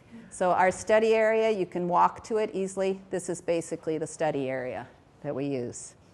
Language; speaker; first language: English; native; English